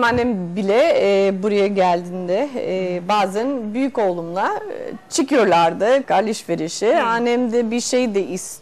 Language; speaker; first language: Turkish; non-native, fluent; Spanish